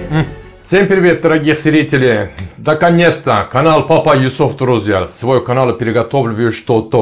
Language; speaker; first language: Russian; non-native, learner; Turkish